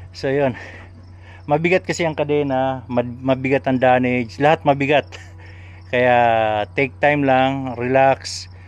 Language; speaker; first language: Filipino; non-native, local second language; Cebuano